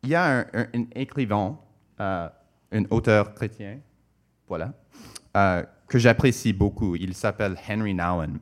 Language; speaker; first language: French; non-native, local second language; English